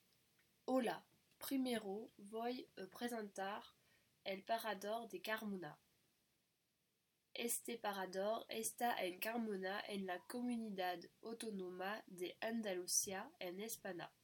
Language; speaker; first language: Spanish; non-native, learner; French